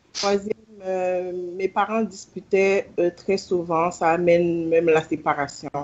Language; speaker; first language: French; non-native, local second language; Haitian Creole